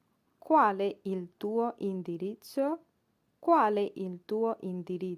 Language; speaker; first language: Italian; non-native, learner; Bangla